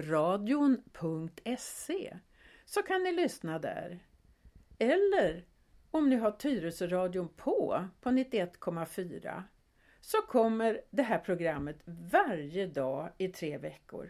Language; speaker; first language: Swedish; native; Swedish